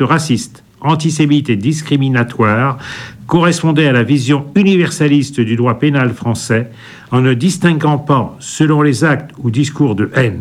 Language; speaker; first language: French; native; French